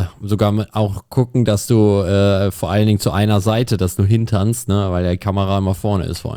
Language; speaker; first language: German; native; German